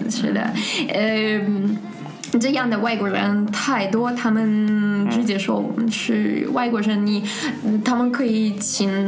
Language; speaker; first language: Chinese; non-native, fluent; Russian